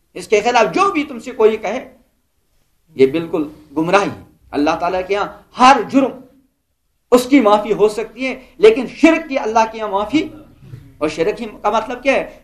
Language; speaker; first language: Urdu; non-native, local second language; Kashmiri